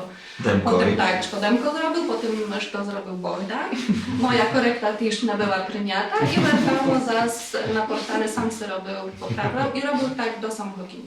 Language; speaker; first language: Polish; non-native, local second language; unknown